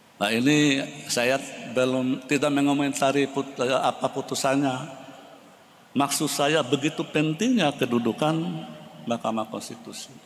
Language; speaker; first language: Indonesian; non-native, local second language; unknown